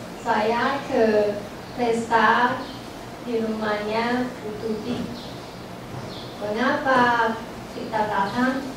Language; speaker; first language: Indonesian; non-native, learner; Chinese